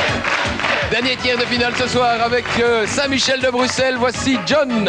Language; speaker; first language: French; native; French